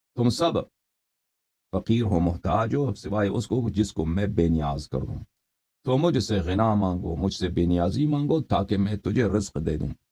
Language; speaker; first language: Urdu; non-native, fluent; Persian